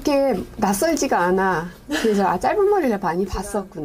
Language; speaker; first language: Korean; native; Korean